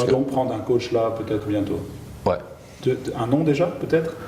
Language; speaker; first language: French; native; French